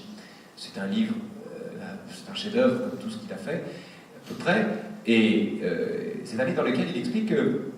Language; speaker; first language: French; native; French